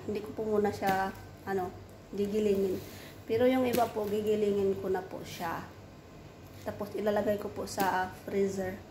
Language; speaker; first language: Filipino; non-native, local second language; Hiligaynon